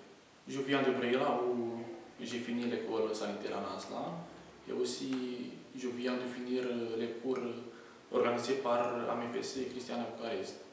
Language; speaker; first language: French; non-native, learner; Romanian